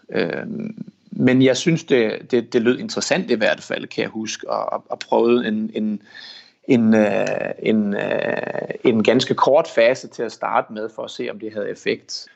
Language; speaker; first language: Danish; early bilingual, heritage; Danish